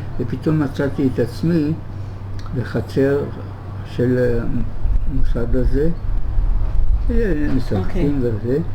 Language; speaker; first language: Hebrew; early bilingual, other home language; German